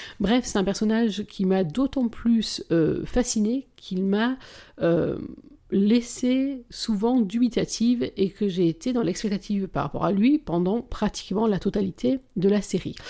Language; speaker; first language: French; native; French